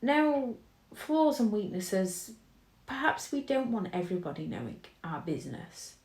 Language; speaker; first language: English; native; English